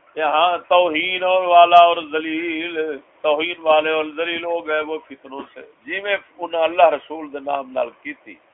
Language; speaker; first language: Urdu; non-native, local second language; Punjabi